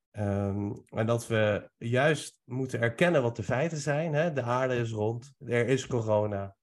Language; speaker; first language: Dutch; early bilingual, other home language; Persian